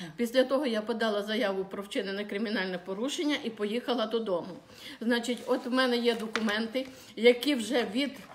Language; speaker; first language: Ukrainian; native; Ukrainian